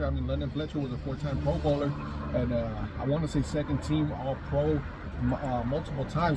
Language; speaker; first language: English; native; English